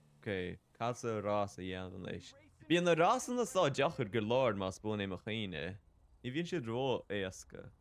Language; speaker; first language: Irish; native; Irish